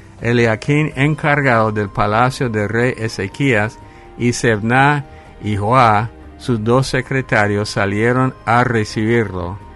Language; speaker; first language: Spanish; non-native, fluent; English